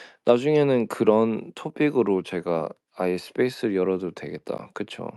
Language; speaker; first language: Korean; early bilingual, heritage; Korean